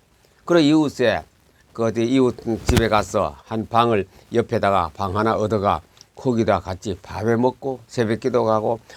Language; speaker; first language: Korean; native; Korean